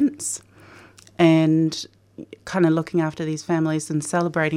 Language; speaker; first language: English; native; English